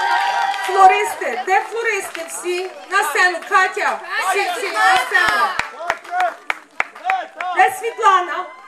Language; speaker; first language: Ukrainian; early bilingual, heritage; Ukrainian